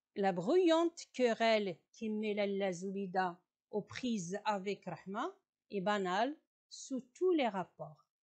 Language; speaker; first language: French; non-native, local second language; Arabic